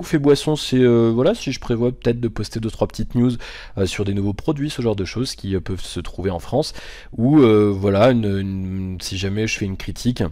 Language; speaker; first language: French; native; French